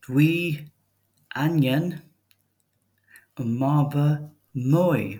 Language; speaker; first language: Welsh; non-native, learner; English